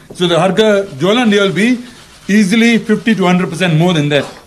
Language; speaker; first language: English; non-native, local second language; Malay